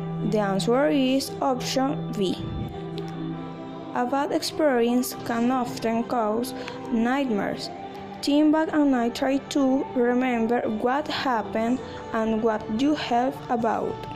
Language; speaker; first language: English; non-native, learner; Spanish